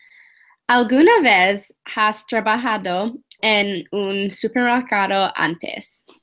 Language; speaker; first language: Spanish; non-native, learner; English